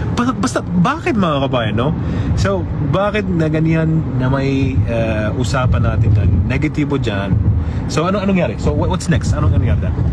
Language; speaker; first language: Filipino; early bilingual, heritage; Arabic